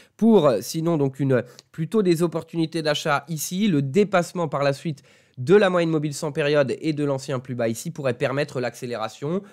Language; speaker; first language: French; native; French